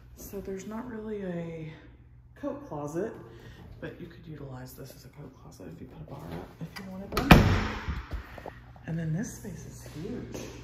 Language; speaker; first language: English; native; English